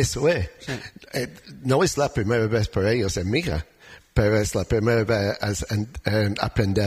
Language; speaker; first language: Spanish; non-native, learner; English